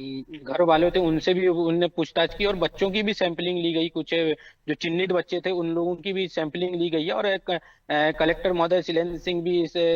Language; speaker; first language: Hindi; native; Hindi